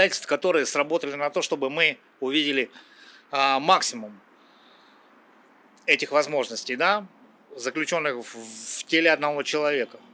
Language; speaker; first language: Russian; native; Russian